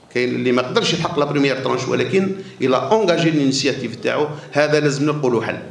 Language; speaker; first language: French; non-native, local second language; Arabic